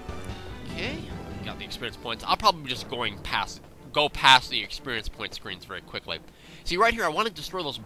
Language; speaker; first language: English; native; English